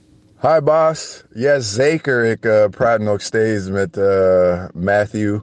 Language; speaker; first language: Dutch; non-native, learner; English